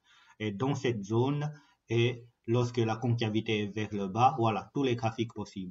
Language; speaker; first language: French; non-native, fluent; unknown